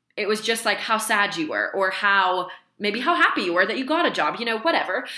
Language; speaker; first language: English; native; English